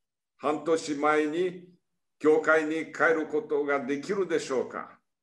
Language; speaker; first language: Japanese; early bilingual, heritage; Portuguese